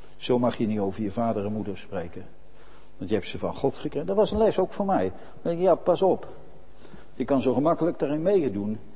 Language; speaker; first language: Dutch; native; Dutch